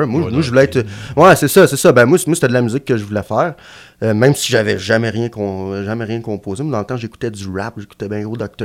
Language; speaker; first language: French; native; French